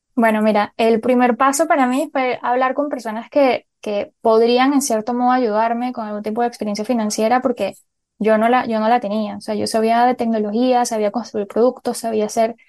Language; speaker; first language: Spanish; native; Spanish